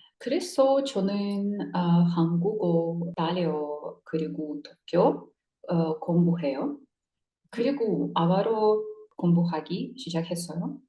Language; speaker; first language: Korean; non-native, learner; Russian